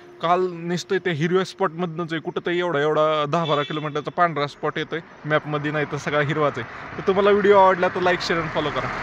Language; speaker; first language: Marathi; native; Marathi